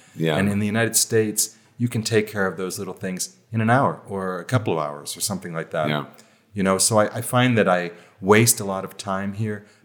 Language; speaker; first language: English; native; English